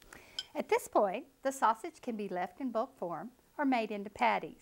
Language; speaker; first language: English; native; English